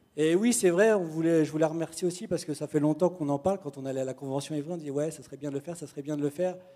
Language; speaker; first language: French; native; French